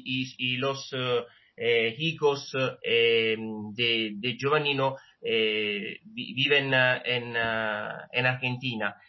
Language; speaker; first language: Spanish; non-native, learner; Italian